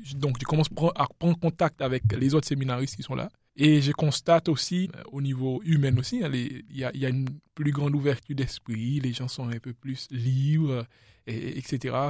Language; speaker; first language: French; non-native, local second language; Seselwa Creole French